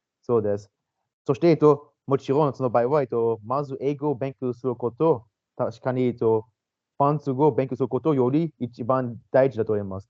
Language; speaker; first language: Japanese; non-native, learner; Luxembourgish